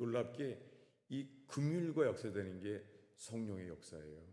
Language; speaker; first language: Korean; native; Korean